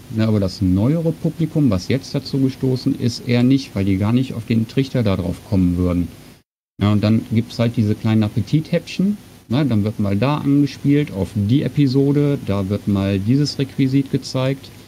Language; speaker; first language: German; native; German